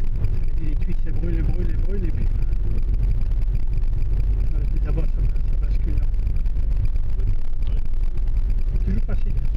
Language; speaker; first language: French; native; French